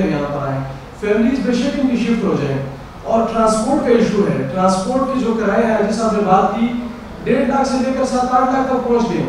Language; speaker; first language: Urdu; non-native, local second language; Pashto